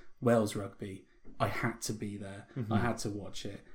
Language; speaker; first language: English; native; English